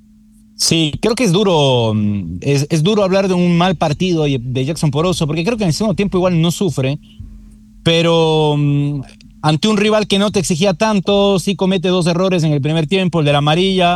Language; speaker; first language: Spanish; native; Spanish